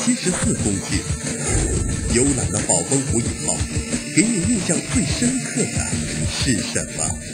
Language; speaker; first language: Chinese; native; Chinese